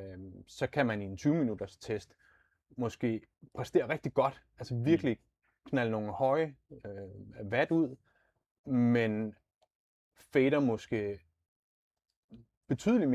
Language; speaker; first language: Danish; native; Danish